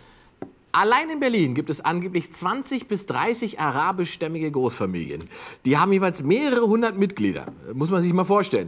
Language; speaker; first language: German; native; German